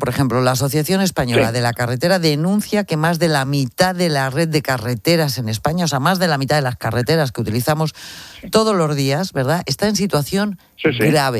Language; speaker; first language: Spanish; native; Spanish